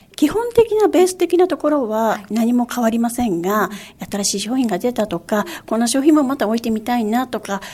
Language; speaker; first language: Japanese; native; Japanese